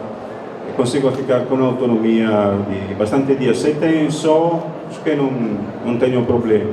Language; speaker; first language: Portuguese; non-native, fluent; Italian